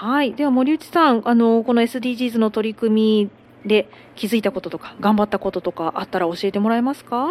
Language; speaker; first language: Japanese; native; Japanese